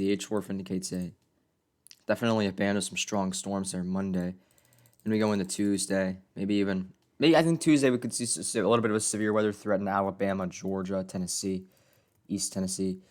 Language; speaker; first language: English; native; English